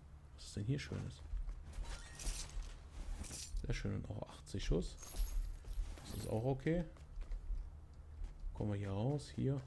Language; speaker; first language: German; native; German